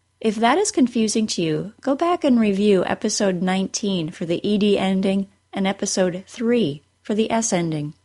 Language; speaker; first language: English; native; English